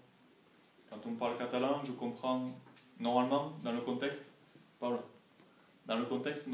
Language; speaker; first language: French; native; French